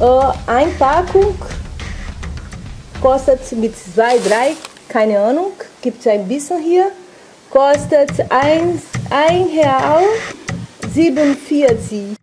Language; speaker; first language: German; non-native, learner; Portuguese